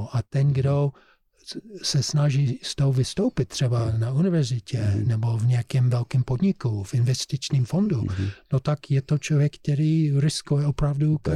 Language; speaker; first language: Czech; non-native, fluent; English